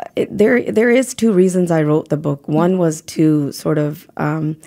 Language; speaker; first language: English; native; English